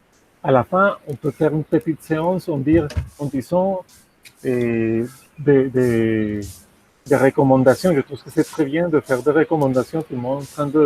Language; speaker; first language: French; non-native, fluent; Spanish